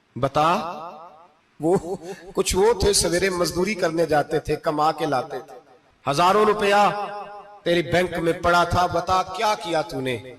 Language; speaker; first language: Urdu; non-native, local second language; Punjabi